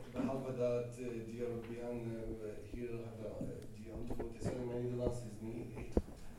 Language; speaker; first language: Dutch; non-native, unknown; Arabic